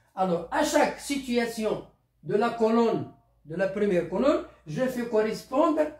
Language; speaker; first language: French; non-native, local second language; Arabic